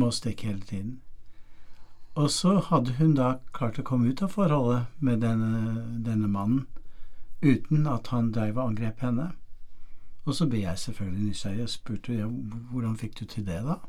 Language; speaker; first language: Norwegian; non-native, fluent; English